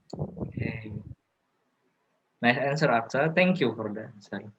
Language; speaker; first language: English; non-native, learner; Indonesian